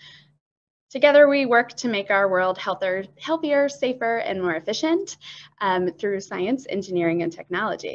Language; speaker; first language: English; native; English